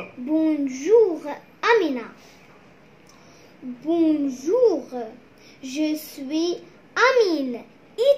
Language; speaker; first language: French; non-native, learner; Arabic